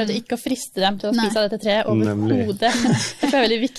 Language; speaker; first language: Norwegian; native; Norwegian